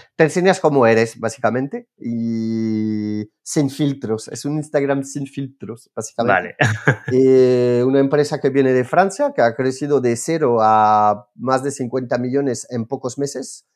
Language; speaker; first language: Spanish; non-native, fluent; French